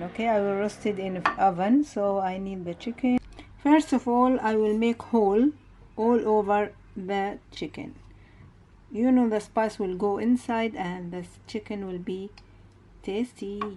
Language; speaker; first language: English; non-native, learner; Arabic